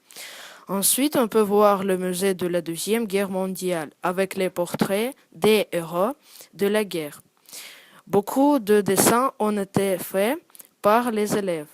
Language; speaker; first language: French; non-native, learner; Russian